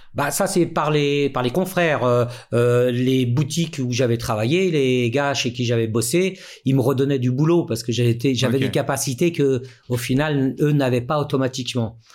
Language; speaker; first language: French; native; French